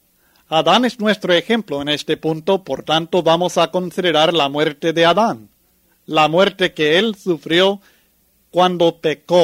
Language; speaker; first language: Spanish; native; Spanish